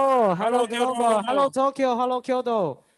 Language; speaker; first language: English; non-native, fluent; Chinese